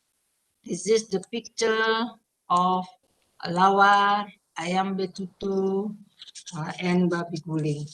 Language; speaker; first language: English; non-native, fluent; Indonesian